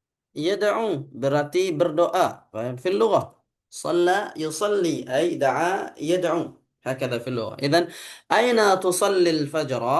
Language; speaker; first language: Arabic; non-native, fluent; Indonesian